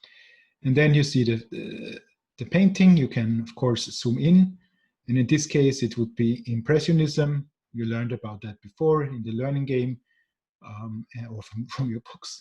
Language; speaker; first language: English; non-native, fluent; German